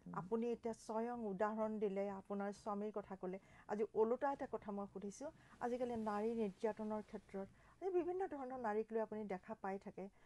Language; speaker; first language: Assamese; native; Assamese